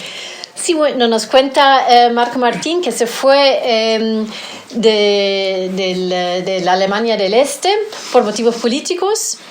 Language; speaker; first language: Spanish; non-native, fluent; German